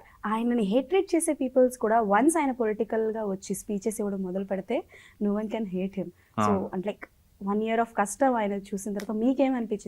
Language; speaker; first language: Telugu; native; Telugu